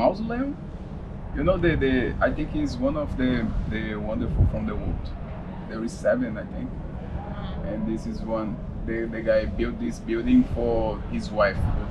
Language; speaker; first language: English; non-native, learner; Portuguese